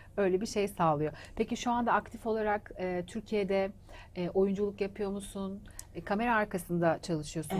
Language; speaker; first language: Turkish; native; Turkish